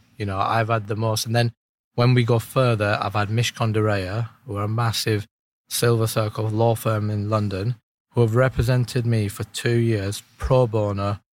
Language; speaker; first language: English; early bilingual, other home language; Urdu